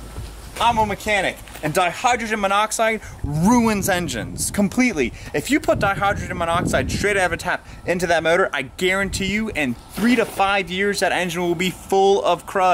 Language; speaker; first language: English; native; English